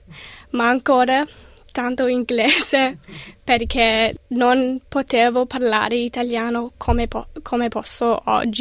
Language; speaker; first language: Italian; non-native, learner; English